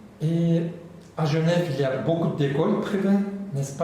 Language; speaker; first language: French; non-native, learner; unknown